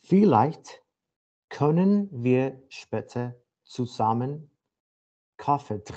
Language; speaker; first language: German; non-native, learner; Azerbaijani